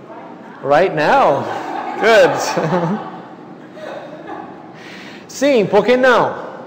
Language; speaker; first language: Portuguese; non-native, fluent; English